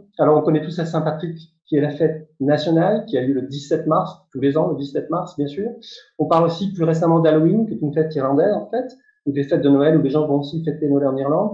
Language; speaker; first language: French; native; French